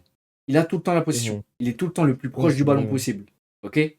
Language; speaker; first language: French; native; French